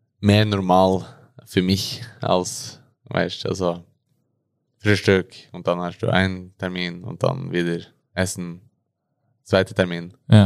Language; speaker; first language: German; non-native, learner; Norwegian